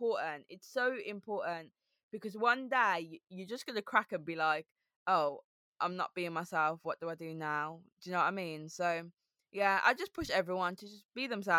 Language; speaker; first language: English; native; English